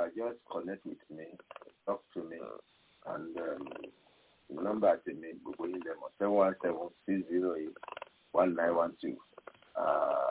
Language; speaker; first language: English; non-native, local second language; Yoruba